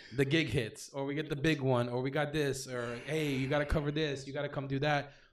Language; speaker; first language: English; native; English